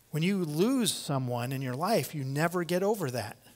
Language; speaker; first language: English; native; English